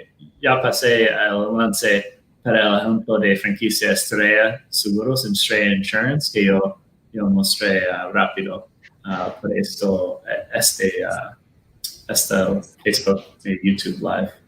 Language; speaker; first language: Spanish; non-native, fluent; Portuguese